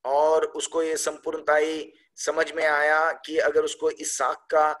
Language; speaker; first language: Hindi; non-native, local second language; Telugu